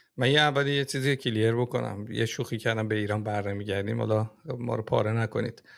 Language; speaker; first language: Persian; native; Persian